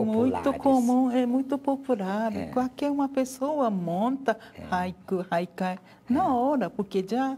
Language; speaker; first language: Portuguese; non-native, learner; Japanese